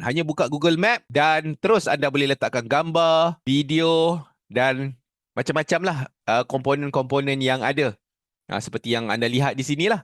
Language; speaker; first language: Malay; native; Malay